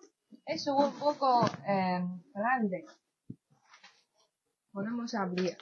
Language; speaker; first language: Spanish; non-native, learner; Chinese